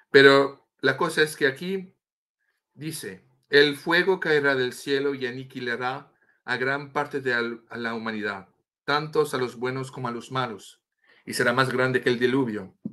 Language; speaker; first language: Spanish; non-native, fluent; French